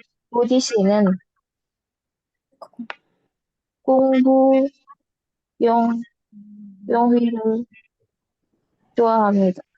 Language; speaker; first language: Korean; non-native, learner; Indonesian